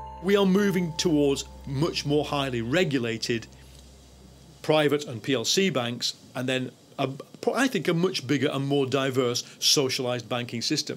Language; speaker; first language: English; native; English